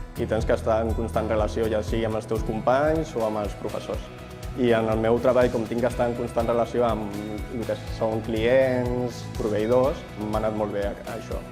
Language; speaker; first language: Catalan; non-native, local second language; Spanish